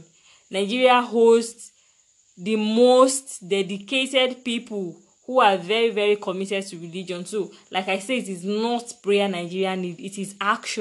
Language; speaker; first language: English; non-native, local second language; Yoruba